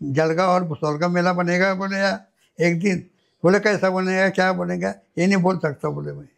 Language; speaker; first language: Hindi; non-native, local second language; Marathi